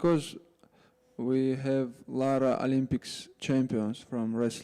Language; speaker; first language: English; non-native, learner; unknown